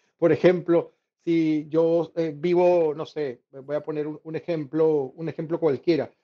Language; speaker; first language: Spanish; native; Spanish